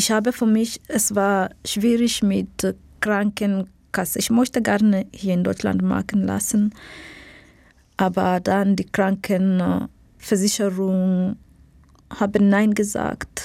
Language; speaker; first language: German; non-native, learner; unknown